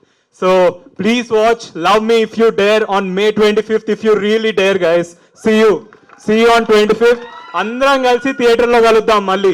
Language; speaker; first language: Telugu; native; Telugu